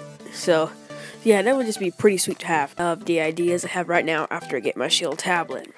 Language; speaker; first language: English; native; English